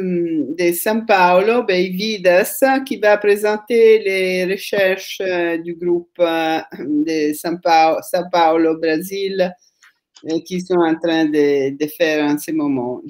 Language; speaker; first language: French; non-native, fluent; Italian